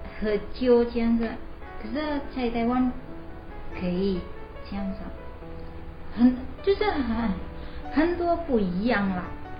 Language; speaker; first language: Chinese; non-native, learner; Indonesian